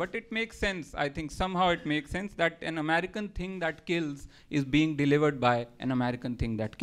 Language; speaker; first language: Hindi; native; Hindi